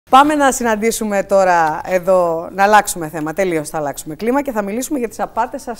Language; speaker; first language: Greek; native; Greek